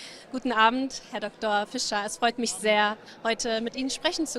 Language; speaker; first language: German; non-native, fluent; Kurdish